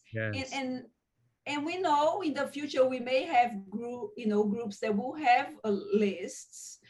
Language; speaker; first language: English; non-native, fluent; Portuguese